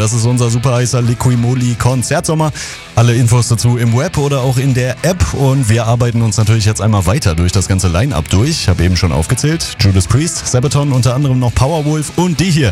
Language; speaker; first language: German; native; German